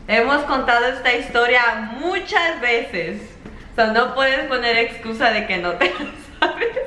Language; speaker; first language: Spanish; early bilingual, other home language; English